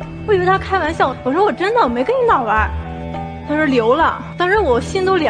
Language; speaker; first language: Chinese; native; Chinese